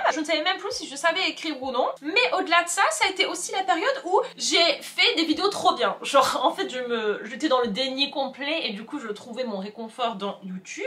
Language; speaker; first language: French; native; French